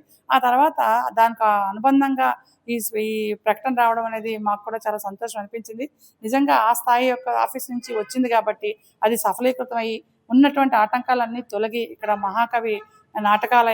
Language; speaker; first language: Telugu; native; Telugu